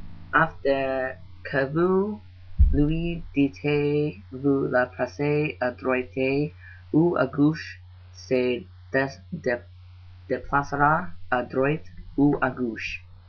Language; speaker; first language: French; non-native, learner; English